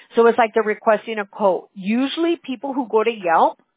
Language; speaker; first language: English; early bilingual, other home language; Spanish